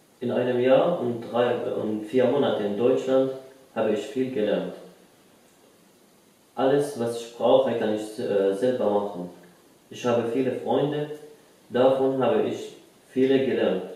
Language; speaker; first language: German; non-native, learner; Arabic